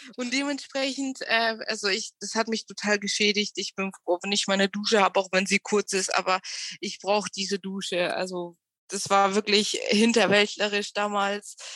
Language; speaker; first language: German; early bilingual, other home language; Russian